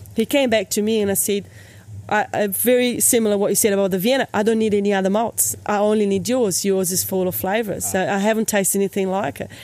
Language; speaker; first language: English; native; English